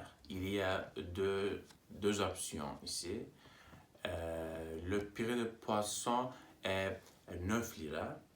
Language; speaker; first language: French; non-native, learner; Turkish